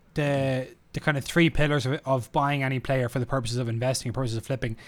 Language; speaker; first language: English; native; English